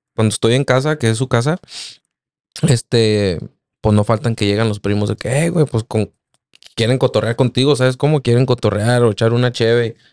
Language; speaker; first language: Spanish; native; Spanish